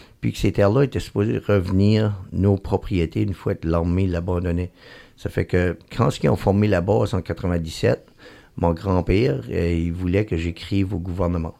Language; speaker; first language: French; native; French